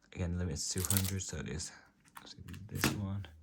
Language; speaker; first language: English; native; English